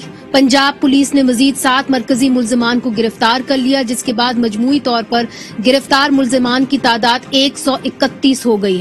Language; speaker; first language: Urdu; native; Urdu